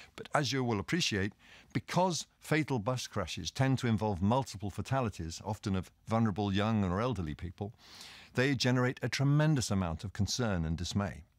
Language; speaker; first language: English; native; English